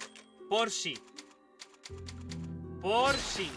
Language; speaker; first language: Spanish; native; Spanish